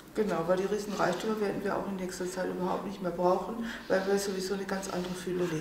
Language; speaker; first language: German; native; German